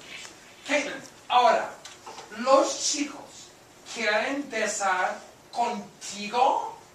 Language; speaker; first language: Spanish; non-native, fluent; English